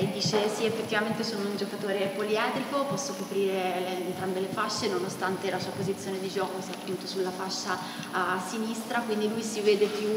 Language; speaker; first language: Italian; native; Italian